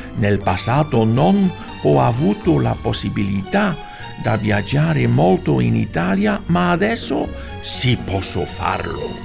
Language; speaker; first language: Italian; non-native, learner; Dutch